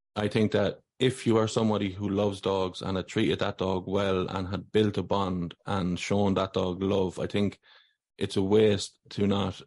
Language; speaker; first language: English; native; English